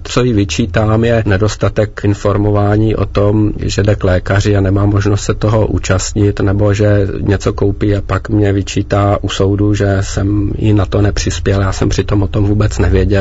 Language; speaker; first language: Czech; native; Czech